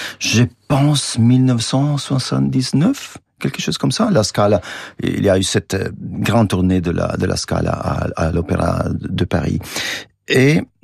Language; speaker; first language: French; non-native, fluent; Italian